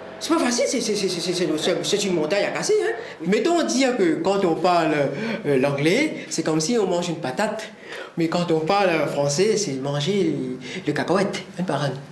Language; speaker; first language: French; non-native, local second language; Morisyen